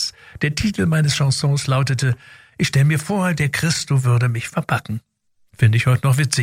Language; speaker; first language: German; native; German